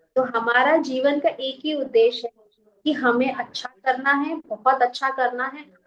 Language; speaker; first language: Hindi; native; Hindi